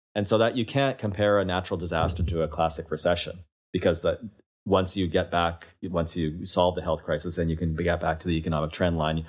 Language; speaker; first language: English; native; English